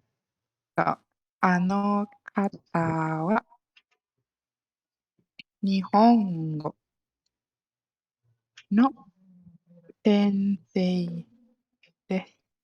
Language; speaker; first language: Japanese; non-native, fluent; Malay